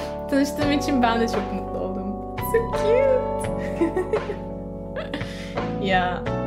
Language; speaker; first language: Turkish; early bilingual, heritage; Turkish